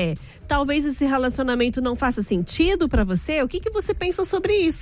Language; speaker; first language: Portuguese; native; Portuguese